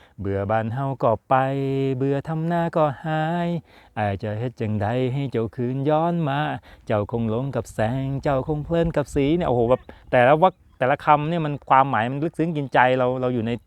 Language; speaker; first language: Thai; native; Thai